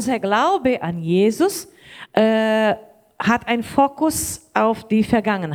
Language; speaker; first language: German; non-native, learner; Portuguese